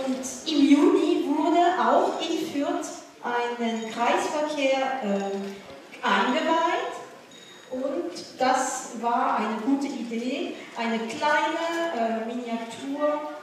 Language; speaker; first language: German; non-native, fluent; French